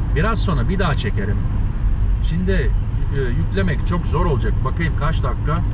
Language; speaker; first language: Turkish; native; Turkish